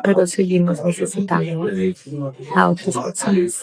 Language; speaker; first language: Spanish; non-native, fluent; Polish